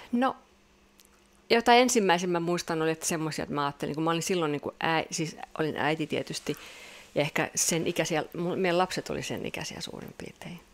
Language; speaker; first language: Finnish; non-native, local second language; Swedish